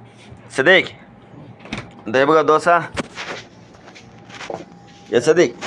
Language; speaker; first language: Arabic; non-native, learner; Tamil